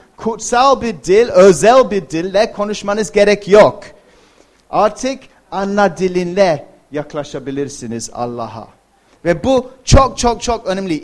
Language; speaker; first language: Turkish; non-native, fluent; English